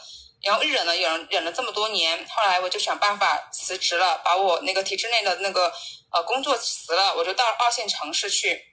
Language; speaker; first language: Chinese; native; Chinese